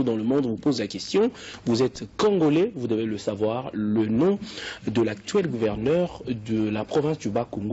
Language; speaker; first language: French; non-native, local second language; Lingala